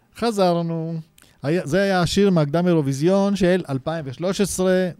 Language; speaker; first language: Hebrew; native; Hebrew